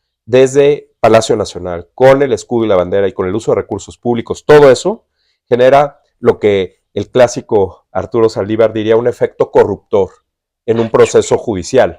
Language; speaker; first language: Spanish; native; Spanish